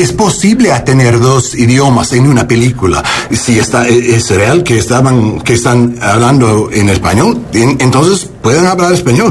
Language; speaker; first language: Spanish; early bilingual, heritage; English